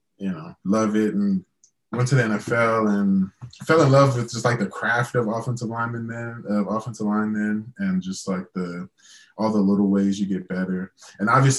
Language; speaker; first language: English; native; English